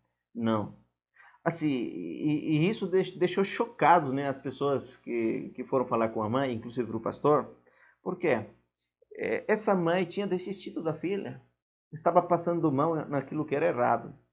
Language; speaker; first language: Portuguese; non-native, fluent; Spanish